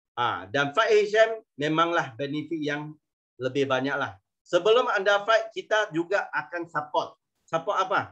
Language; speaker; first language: Malay; non-native, local second language; Chinese